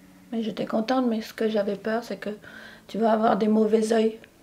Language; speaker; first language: French; non-native, local second language; Morisyen